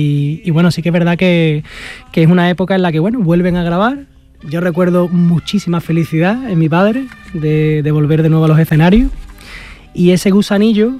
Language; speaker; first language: Spanish; native; Spanish